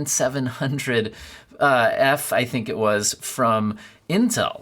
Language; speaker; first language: English; native; English